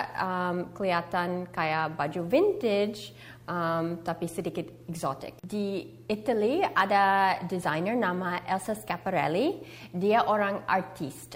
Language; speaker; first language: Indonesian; early bilingual, heritage; Indonesian